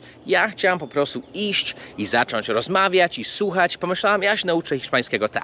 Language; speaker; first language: Polish; early bilingual, heritage; English